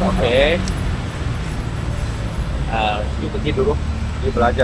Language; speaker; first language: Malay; non-native, local second language; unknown